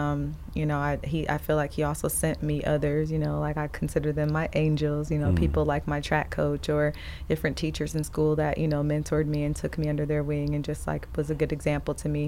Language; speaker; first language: English; native; English